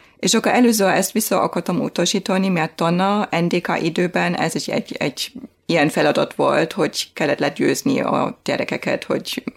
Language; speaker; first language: Hungarian; non-native, fluent; German